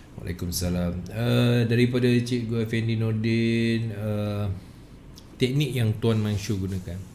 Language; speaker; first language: Malay; native; Malay